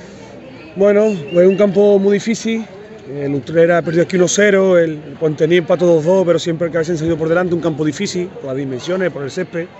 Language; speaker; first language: Spanish; native; Spanish